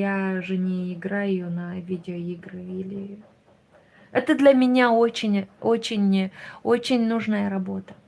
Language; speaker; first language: Russian; non-native, learner; Romanian